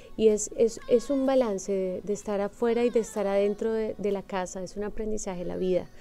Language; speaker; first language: Spanish; native; Spanish